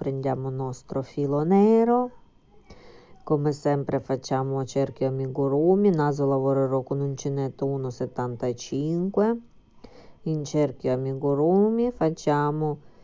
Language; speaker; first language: Italian; non-native, fluent; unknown